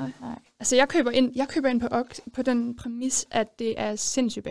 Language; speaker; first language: Danish; native; Danish